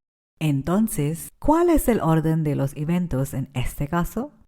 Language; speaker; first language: Spanish; non-native, fluent; English